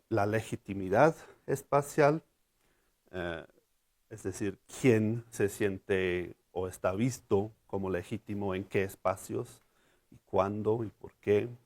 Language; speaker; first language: Spanish; non-native, fluent; English